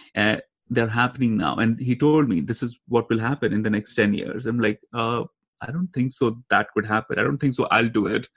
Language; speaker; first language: English; non-native, local second language; Hindi